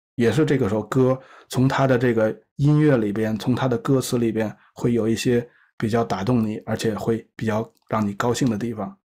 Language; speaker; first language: Chinese; native; Chinese